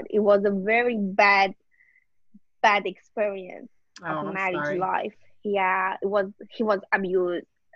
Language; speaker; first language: English; non-native, learner; Persian